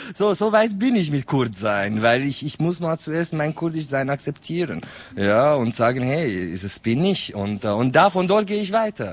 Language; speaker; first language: German; non-native, fluent; Kurdish